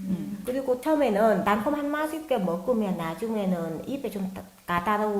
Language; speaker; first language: Korean; non-native, learner; Vietnamese